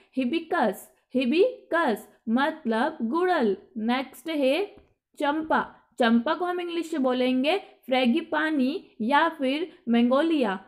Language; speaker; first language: Hindi; native; Hindi